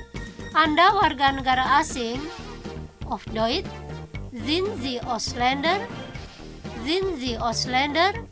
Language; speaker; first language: German; non-native, fluent; Indonesian